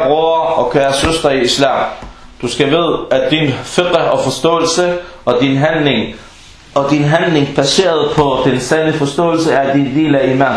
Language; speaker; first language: Danish; early bilingual, other home language; Arabic